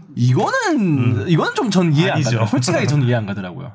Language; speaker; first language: Korean; native; Korean